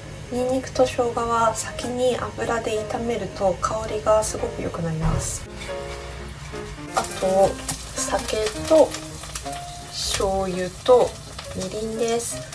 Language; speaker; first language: Japanese; non-native, local second language; Chinese